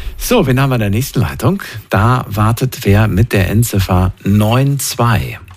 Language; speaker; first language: German; native; German